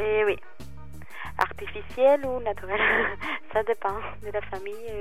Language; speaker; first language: French; non-native, learner; Spanish